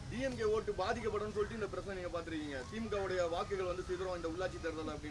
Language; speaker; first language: Tamil; native; Tamil